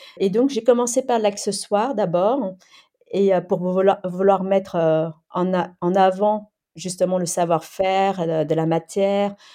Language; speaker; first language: French; early bilingual, other home language; Khmer